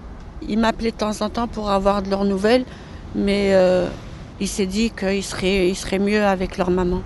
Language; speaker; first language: French; non-native, local second language; Arabic